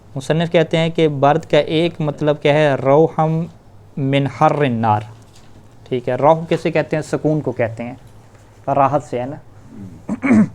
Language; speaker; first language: Urdu; native; Urdu